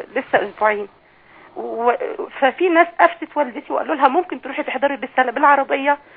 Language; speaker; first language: Arabic; native; Arabic